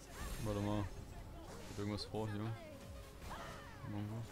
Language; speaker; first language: German; native; German